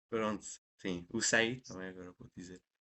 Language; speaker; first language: Portuguese; non-native, fluent; Persian